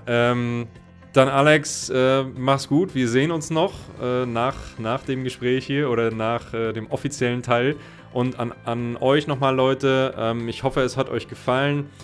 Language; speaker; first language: German; native; German